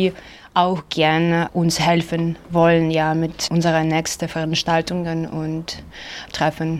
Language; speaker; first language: German; non-native, learner; Ukrainian